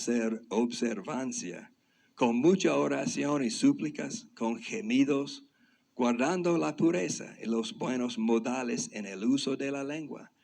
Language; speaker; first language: Spanish; non-native, fluent; English